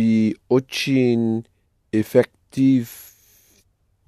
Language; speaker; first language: Russian; non-native, learner; English